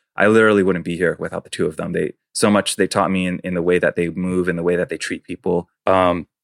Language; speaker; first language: English; early bilingual, other home language; Chinese